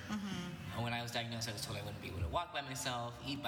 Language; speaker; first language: English; native; English